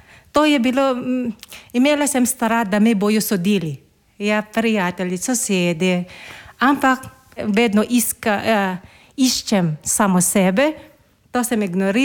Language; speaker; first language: Slovenian; non-native, learner; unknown